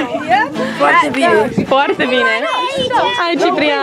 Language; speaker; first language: Romanian; early bilingual, heritage; Romanian